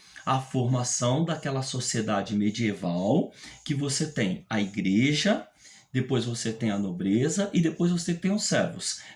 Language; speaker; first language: Portuguese; native; Portuguese